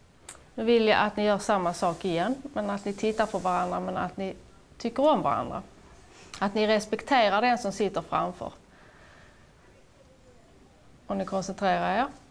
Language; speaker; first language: Swedish; native; Swedish